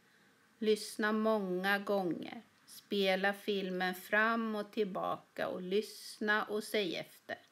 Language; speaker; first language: Swedish; native; Swedish